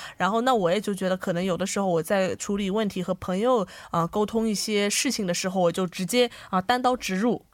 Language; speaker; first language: Chinese; native; Chinese